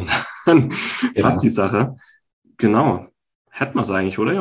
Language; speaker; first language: German; native; German